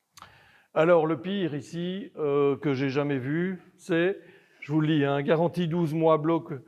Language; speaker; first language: French; native; French